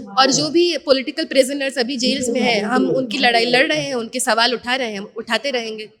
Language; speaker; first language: Hindi; native; Hindi